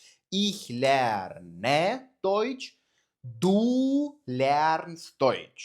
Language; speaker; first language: German; non-native, fluent; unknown